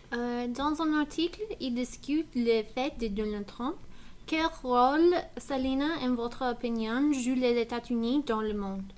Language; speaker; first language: French; non-native, learner; English